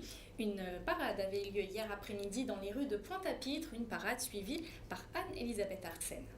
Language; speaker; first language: French; native; French